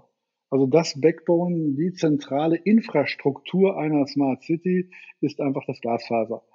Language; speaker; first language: German; native; German